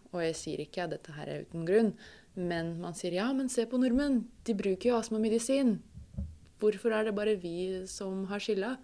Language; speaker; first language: Norwegian; non-native, fluent; Russian